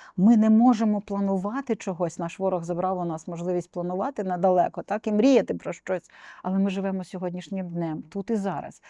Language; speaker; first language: Ukrainian; native; Ukrainian